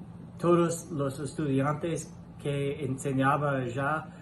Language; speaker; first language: Spanish; non-native, learner; English